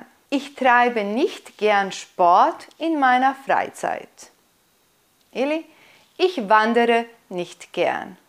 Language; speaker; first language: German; non-native, fluent; Bosnian